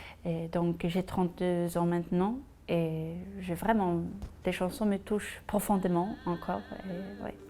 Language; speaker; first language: French; non-native, fluent; Swedish